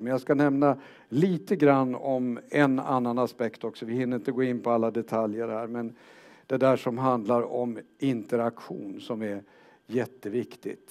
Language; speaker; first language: Swedish; native; Swedish